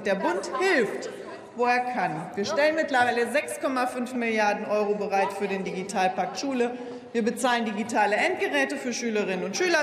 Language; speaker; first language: German; native; German